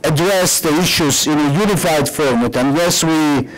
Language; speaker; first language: English; non-native, fluent; Georgian